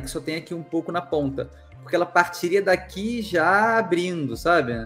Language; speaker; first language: Portuguese; native; Portuguese